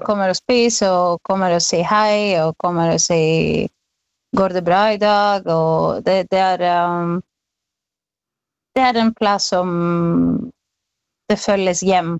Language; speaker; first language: Norwegian; non-native, fluent; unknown